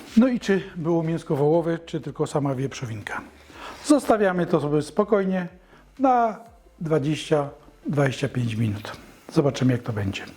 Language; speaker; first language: Polish; native; Polish